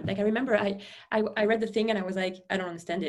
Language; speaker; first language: English; non-native, fluent; French